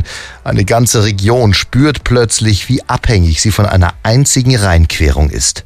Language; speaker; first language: German; native; German